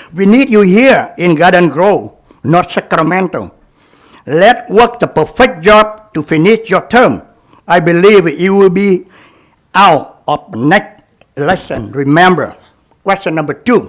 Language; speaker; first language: English; non-native, learner; Vietnamese